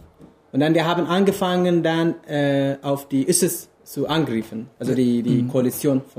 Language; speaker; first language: German; non-native, fluent; Kurdish